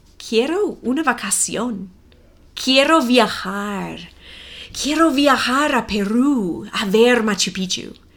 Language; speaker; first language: Spanish; non-native, fluent; English